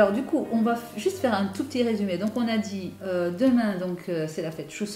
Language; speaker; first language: French; native; French